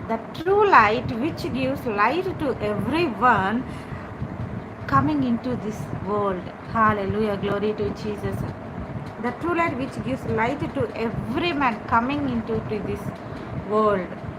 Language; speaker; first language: English; non-native, local second language; Telugu